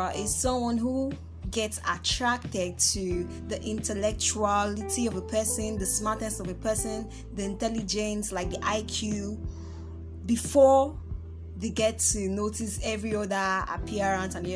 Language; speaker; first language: English; non-native, local second language; Igbo